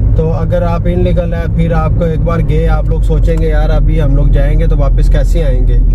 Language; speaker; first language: Urdu; non-native, local second language; Punjabi